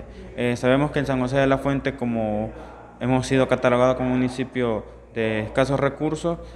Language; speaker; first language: Spanish; native; Spanish